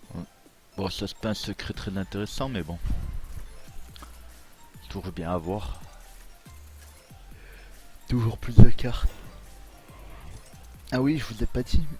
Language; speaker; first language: French; native; French